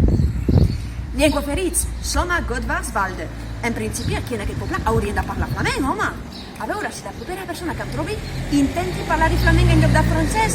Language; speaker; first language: Catalan; non-native, fluent; French